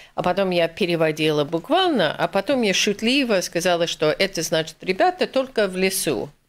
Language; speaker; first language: Russian; non-native, fluent; English